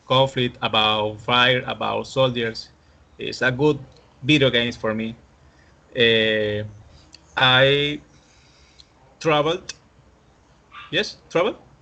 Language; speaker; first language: English; non-native, learner; Spanish